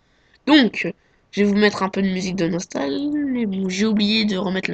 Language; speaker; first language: French; native; French